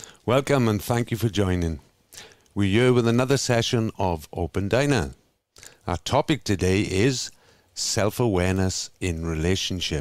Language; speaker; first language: English; native; English